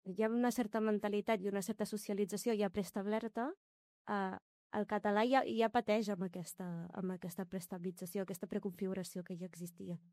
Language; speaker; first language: Catalan; non-native, local second language; Arabic